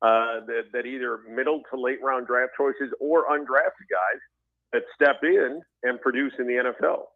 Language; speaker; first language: English; native; English